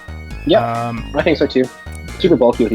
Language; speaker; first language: English; native; English